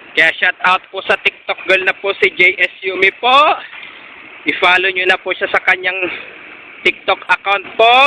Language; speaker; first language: Filipino; native; Filipino